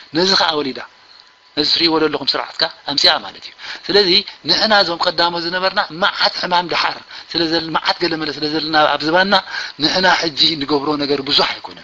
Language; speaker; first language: Tigrinya; native; Tigrinya